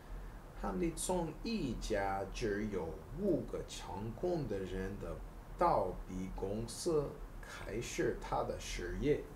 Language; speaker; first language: Chinese; non-native, learner; English